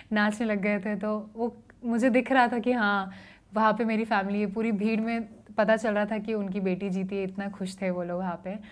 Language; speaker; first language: Hindi; native; Hindi